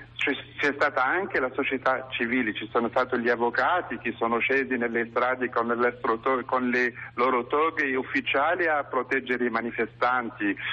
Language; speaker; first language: Italian; non-native, fluent; Arabic